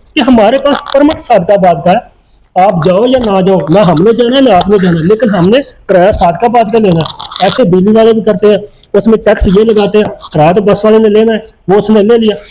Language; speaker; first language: Urdu; non-native, local second language; Punjabi